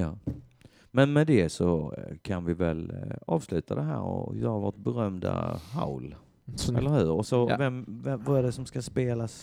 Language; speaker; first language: Swedish; native; Swedish